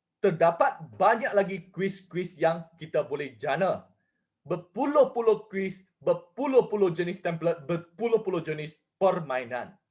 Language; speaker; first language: Malay; non-native, local second language; Chinese